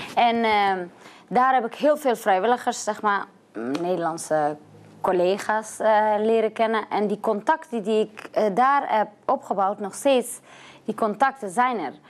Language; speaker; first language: Dutch; non-native, fluent; Persian